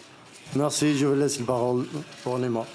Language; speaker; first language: French; non-native, learner; Arabic